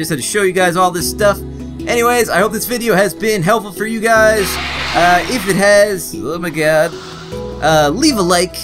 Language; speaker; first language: English; native; English